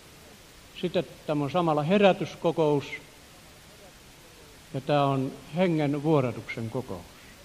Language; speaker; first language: Finnish; native; Finnish